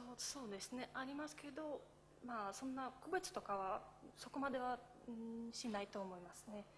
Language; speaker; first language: Japanese; non-native, fluent; Polish